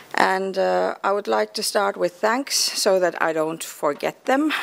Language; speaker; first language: English; non-native, fluent; Finnish